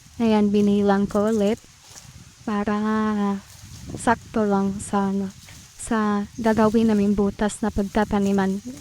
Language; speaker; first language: Filipino; non-native, local second language; Cebuano